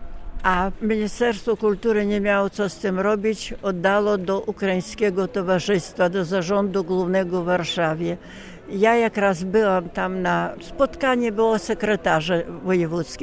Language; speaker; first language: Polish; non-native, local second language; Ukrainian